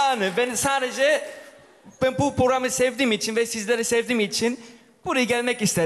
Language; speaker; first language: Turkish; early bilingual, heritage; Turkish